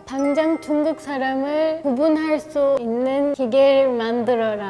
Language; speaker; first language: Korean; non-native, fluent; Turkish